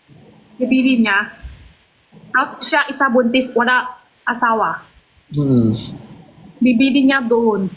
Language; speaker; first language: Filipino; non-native, local second language; Cebuano